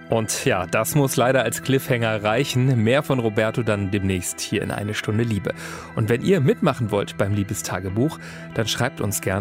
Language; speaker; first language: German; native; German